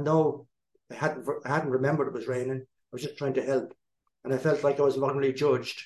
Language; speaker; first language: English; native; English